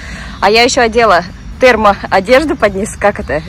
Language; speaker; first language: Russian; native; Russian